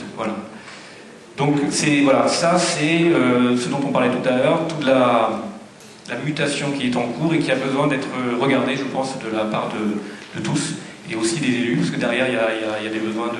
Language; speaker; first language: French; native; French